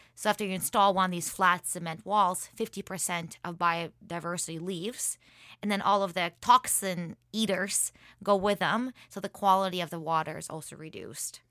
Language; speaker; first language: English; early bilingual, other home language; Hebrew